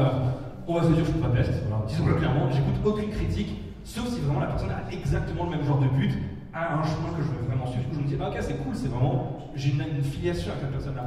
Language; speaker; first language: French; native; French